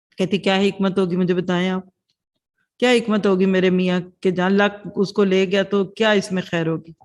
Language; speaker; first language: Urdu; non-native, local second language; Punjabi